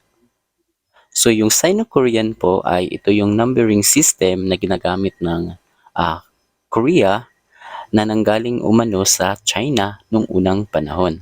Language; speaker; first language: Filipino; native; Filipino